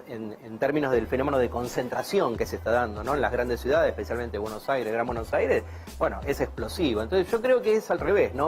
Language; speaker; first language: Spanish; native; Spanish